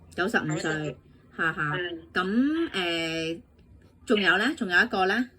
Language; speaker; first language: Cantonese; native; Cantonese